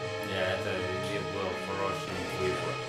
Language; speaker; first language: Russian; non-native, learner; English